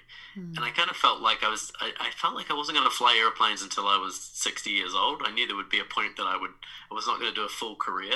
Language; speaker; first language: English; native; English